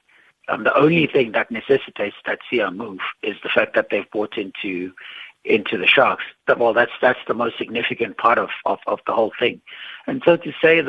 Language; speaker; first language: English; non-native, local second language; Xhosa